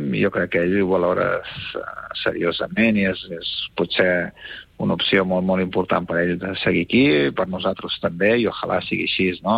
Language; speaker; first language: Catalan; native; Catalan